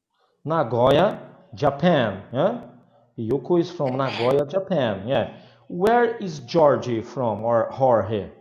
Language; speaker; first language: English; non-native, fluent; Portuguese